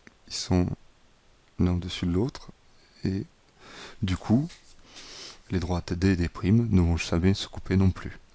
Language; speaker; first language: French; native; French